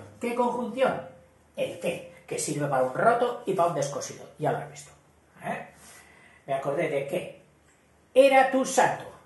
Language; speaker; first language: Spanish; native; Spanish